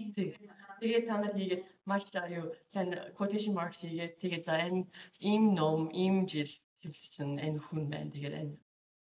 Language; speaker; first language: Mongolian; non-native, fluent; English